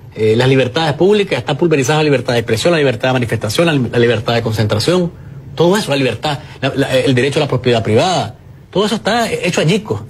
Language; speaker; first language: Spanish; native; Spanish